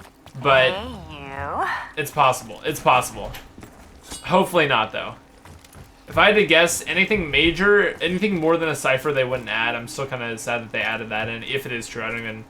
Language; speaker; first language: English; native; English